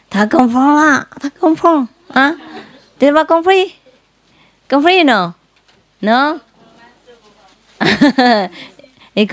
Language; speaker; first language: French; non-native, learner; Vietnamese